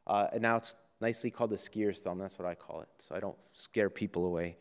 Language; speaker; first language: English; native; English